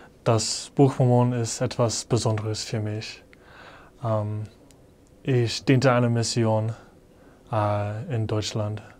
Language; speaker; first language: German; non-native, fluent; English